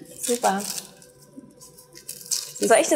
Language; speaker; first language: German; native; German